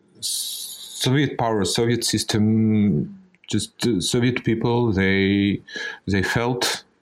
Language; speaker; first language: English; non-native, fluent; Russian